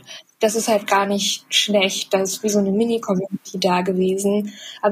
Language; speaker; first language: German; native; German